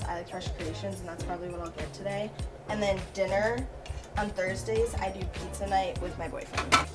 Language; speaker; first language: English; native; English